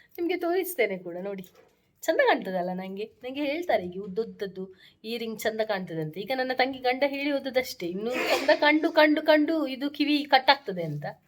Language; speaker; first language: Kannada; native; Kannada